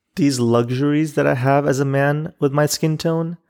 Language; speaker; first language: English; non-native, local second language; Urdu